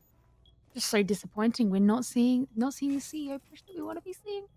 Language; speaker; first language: English; native; English